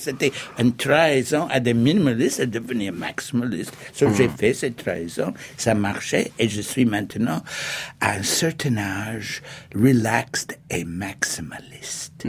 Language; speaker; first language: French; non-native, fluent; English